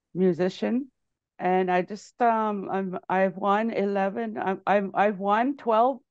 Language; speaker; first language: English; native; English